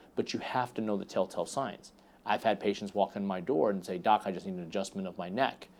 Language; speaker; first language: English; native; English